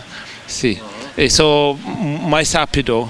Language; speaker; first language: Portuguese; non-native, fluent; German